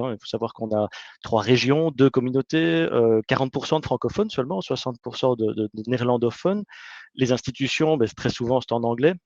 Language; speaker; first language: French; native; French